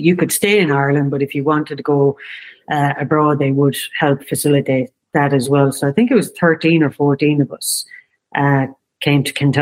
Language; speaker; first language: English; native; English